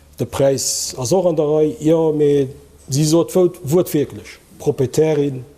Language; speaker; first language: Luxembourgish; early bilingual, other home language; Kabuverdianu